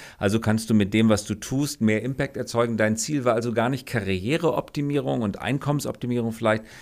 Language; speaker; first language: German; native; German